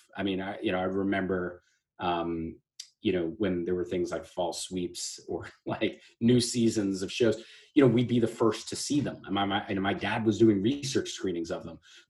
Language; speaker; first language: English; native; English